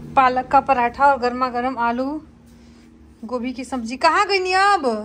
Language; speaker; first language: Hindi; non-native, local second language; Bhojpuri